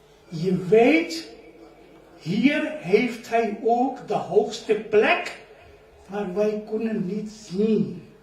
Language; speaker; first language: Dutch; non-native, learner; Urdu